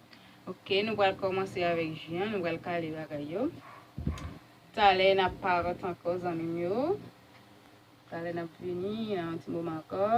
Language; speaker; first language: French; non-native, learner; Haitian Creole